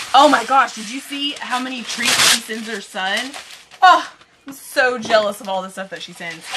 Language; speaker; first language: English; native; English